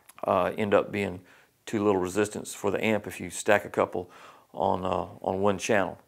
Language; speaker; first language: English; native; English